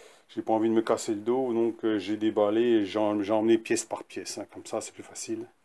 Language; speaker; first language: French; native; French